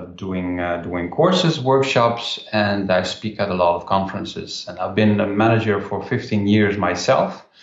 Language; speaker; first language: English; non-native, fluent; Dutch